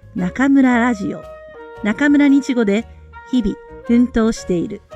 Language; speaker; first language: Japanese; native; Japanese